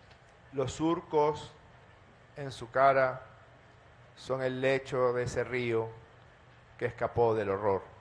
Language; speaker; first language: Spanish; native; Spanish